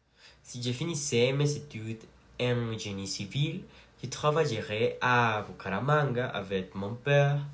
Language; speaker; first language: French; non-native, learner; Spanish